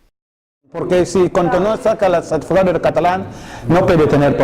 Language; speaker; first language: Spanish; non-native, learner; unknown